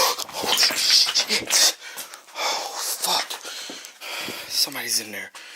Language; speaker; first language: English; native; English